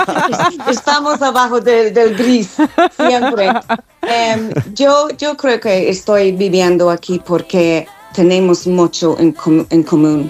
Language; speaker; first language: Spanish; non-native, fluent; English